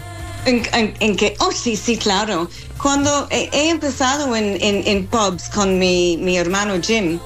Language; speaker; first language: Spanish; non-native, fluent; English